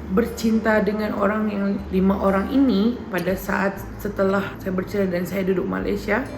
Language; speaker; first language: Malay; early bilingual, other home language; Indonesian